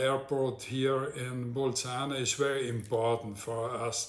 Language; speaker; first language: English; non-native, learner; Italian